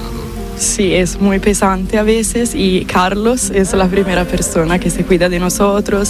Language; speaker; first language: Spanish; non-native, fluent; Italian